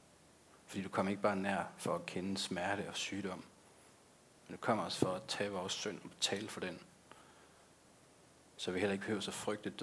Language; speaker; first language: Danish; native; Danish